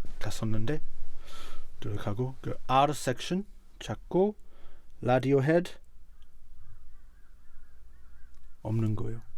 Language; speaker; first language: Korean; non-native, fluent; English